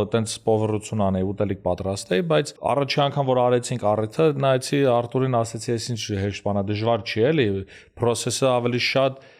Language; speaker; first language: Armenian; early bilingual, heritage; Armenian